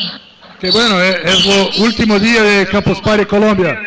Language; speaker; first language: Spanish; non-native, learner; Portuguese